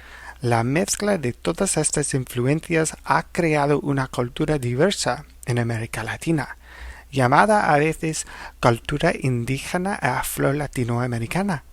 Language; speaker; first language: Spanish; non-native, fluent; English